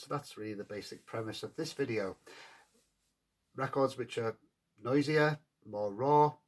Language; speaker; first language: English; native; English